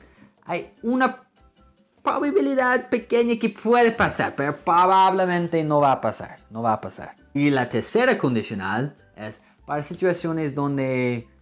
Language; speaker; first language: Spanish; non-native, fluent; English